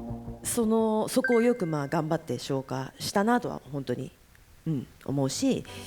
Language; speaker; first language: Japanese; native; Japanese